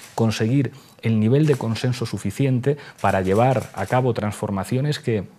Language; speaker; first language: Spanish; native; Spanish